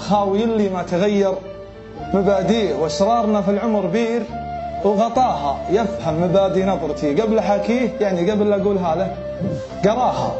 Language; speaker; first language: Arabic; native; Arabic